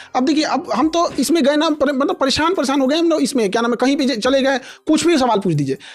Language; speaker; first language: Hindi; native; Hindi